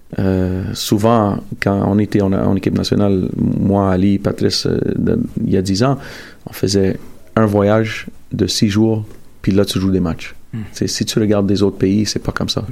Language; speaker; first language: French; early bilingual, other home language; Italian